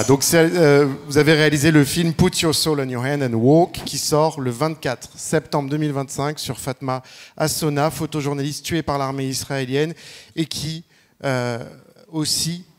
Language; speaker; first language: French; native; French